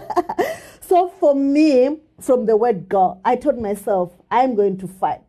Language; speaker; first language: English; non-native, local second language; Shona